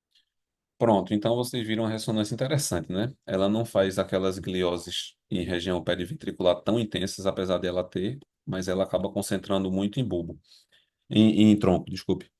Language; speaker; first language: Portuguese; native; Portuguese